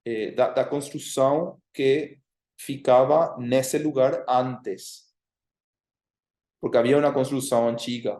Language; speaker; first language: Portuguese; non-native, fluent; Spanish